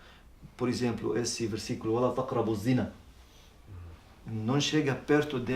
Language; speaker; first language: Portuguese; non-native, learner; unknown